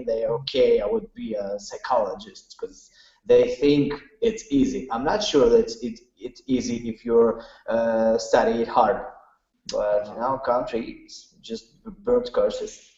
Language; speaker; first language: English; non-native, learner; Russian